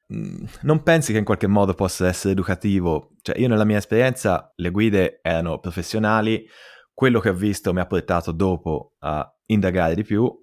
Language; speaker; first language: Italian; native; Italian